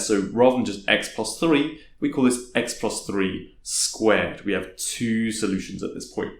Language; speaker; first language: English; native; English